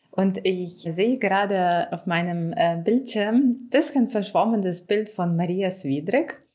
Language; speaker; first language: German; non-native, fluent; Ukrainian